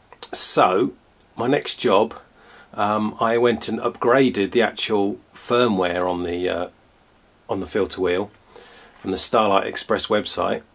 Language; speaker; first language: English; native; English